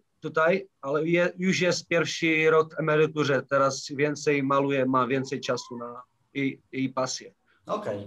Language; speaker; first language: Polish; non-native, learner; Czech